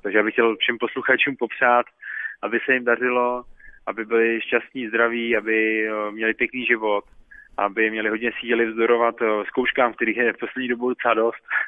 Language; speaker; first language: Czech; native; Czech